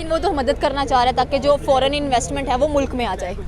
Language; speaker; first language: Urdu; native; Urdu